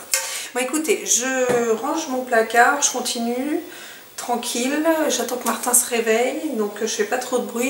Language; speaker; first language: French; native; French